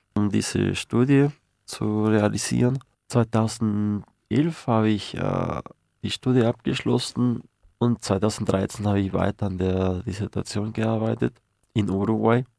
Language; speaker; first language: German; non-native, fluent; Spanish